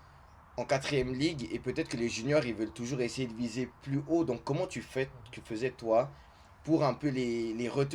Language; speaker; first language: French; native; French